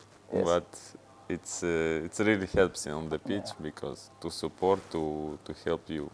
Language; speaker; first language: English; non-native, fluent; Russian